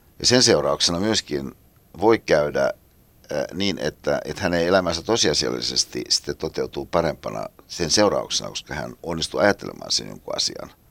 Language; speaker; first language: Finnish; native; Finnish